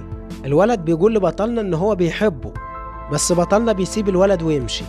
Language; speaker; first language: Arabic; native; Arabic